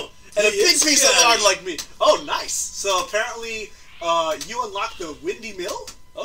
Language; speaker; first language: English; native; English